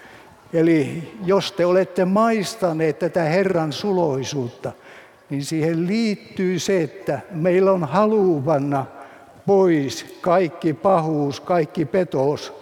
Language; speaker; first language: Finnish; native; Finnish